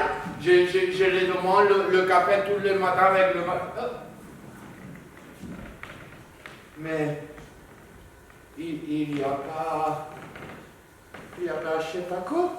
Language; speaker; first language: French; non-native, learner; Spanish